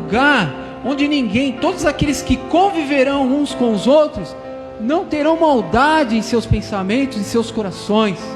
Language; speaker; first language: Portuguese; native; Portuguese